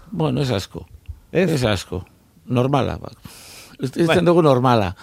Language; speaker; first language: Basque; non-native, local second language; Spanish